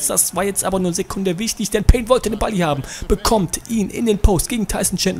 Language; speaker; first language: German; native; German